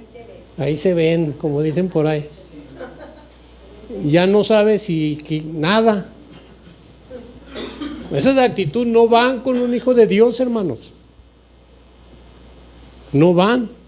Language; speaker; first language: Spanish; native; Spanish